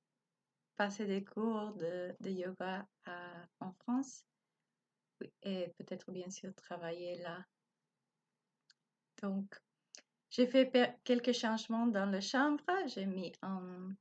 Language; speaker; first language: French; non-native, learner; Spanish